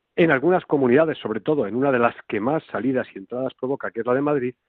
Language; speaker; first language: Spanish; non-native, fluent; Filipino